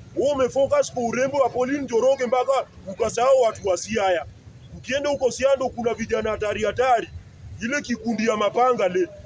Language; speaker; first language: Swahili; native; Swahili